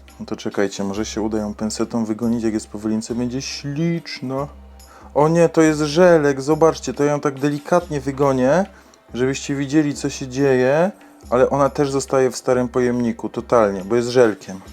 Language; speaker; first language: Polish; native; Polish